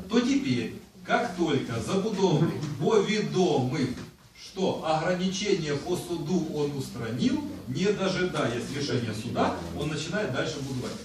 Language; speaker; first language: Russian; non-native, local second language; Ukrainian